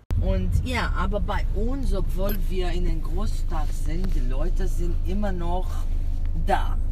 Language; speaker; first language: German; non-native, fluent; Portuguese